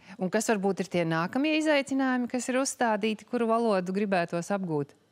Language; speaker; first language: Latvian; native; Latvian